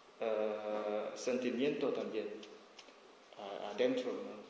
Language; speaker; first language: Spanish; non-native, learner; S'gaw Karen